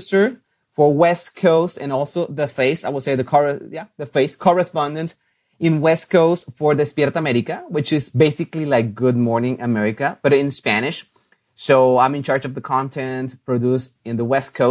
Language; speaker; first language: English; non-native, fluent; Spanish